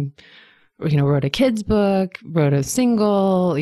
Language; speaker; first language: English; native; English